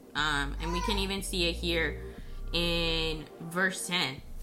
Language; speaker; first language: English; early bilingual, other home language; Spanish